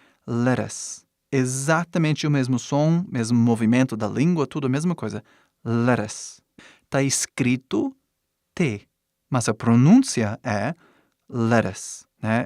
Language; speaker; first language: Portuguese; non-native, fluent; English